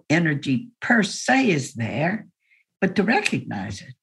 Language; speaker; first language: English; native; English